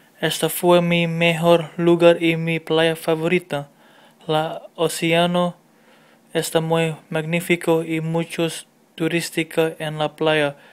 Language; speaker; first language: Spanish; non-native, learner; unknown